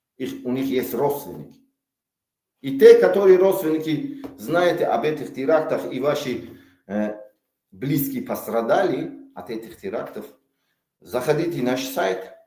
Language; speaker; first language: Russian; non-native, local second language; Tajik